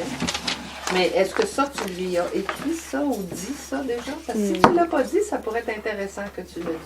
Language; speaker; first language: French; native; French